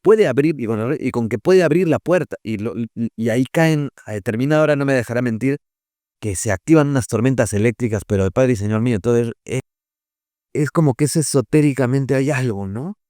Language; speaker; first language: Spanish; native; Spanish